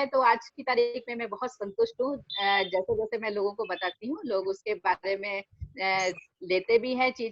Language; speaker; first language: Hindi; native; Hindi